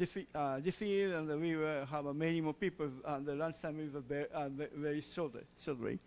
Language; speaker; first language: English; non-native, learner; Japanese